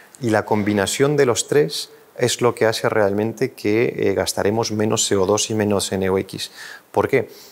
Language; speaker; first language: Spanish; non-native, fluent; French